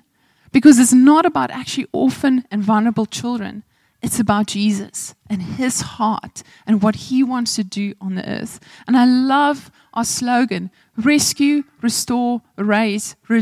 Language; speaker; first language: English; non-native, local second language; Afrikaans